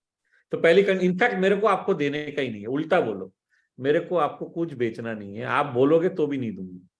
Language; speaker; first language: Hindi; native; Hindi